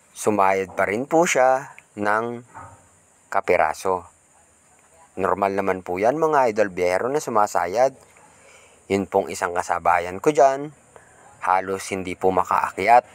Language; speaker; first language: Filipino; non-native, local second language; Pampanga